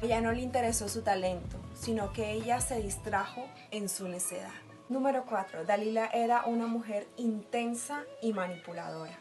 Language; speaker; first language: Spanish; native; Spanish